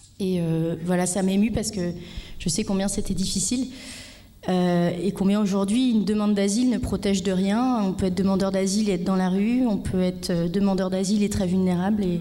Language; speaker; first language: French; native; French